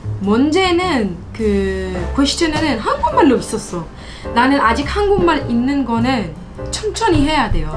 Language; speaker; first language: Korean; non-native, fluent; Arabic